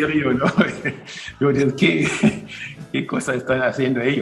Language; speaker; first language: Spanish; non-native, fluent; German